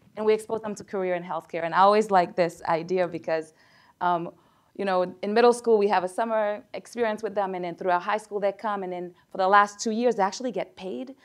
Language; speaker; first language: English; early bilingual, other home language; Haitian Creole